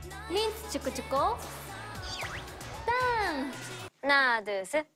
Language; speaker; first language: Korean; non-native, learner; Japanese